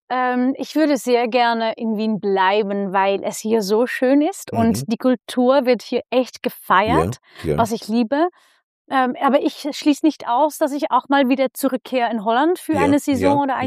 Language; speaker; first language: German; non-native, fluent; Dutch